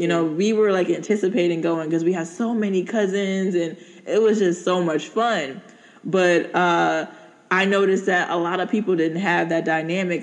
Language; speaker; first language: English; native; English